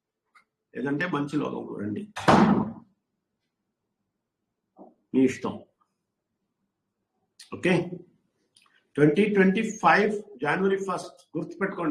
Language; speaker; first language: Telugu; non-native, learner; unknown